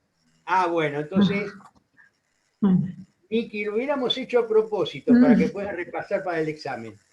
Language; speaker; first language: Spanish; native; Spanish